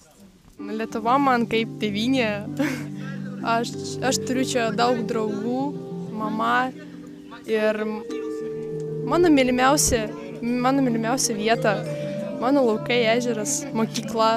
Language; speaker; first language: Lithuanian; non-native, local second language; Russian